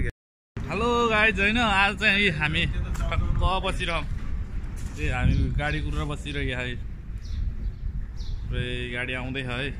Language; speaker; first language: Nepali; non-native, local second language; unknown